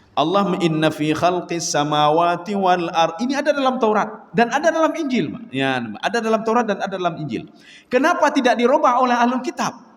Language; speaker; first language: Malay; non-native, local second language; Achinese